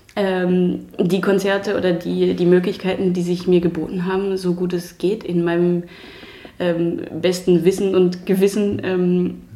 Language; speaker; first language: German; native; German